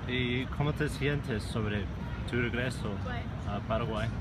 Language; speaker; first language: Spanish; non-native, fluent; English